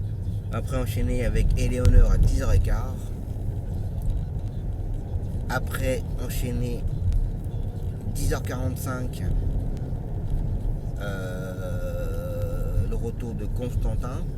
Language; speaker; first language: French; native; French